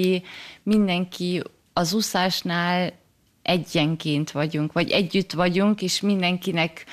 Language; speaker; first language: Hungarian; early bilingual, heritage; German